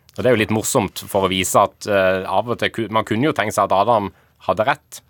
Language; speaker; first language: Norwegian; native; Norwegian